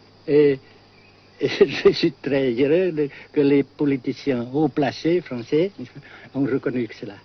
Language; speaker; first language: French; non-native, fluent; Vietnamese